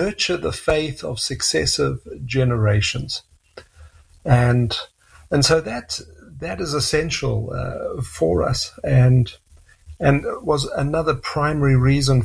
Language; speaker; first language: English; native; English